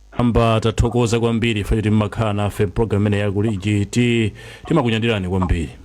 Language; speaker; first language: Nyanja; native; Nyanja